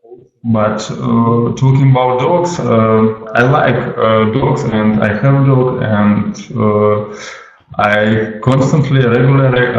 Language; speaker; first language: English; non-native, learner; Russian